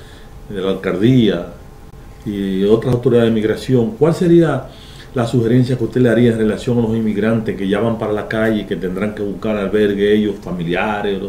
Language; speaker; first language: Spanish; native; Spanish